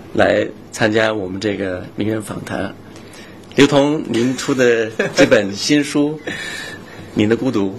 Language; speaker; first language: Chinese; non-native, fluent; English